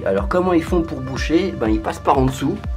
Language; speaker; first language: French; native; French